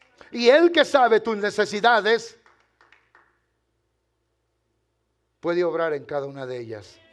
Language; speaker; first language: Spanish; native; Spanish